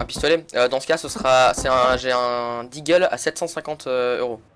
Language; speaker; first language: French; native; French